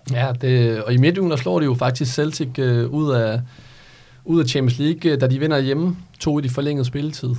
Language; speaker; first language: Danish; early bilingual, other home language; Serbian